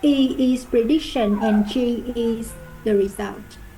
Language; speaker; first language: English; non-native, learner; Vietnamese